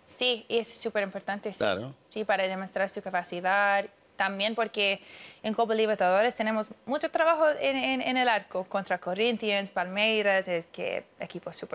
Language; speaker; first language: Spanish; early bilingual, heritage; English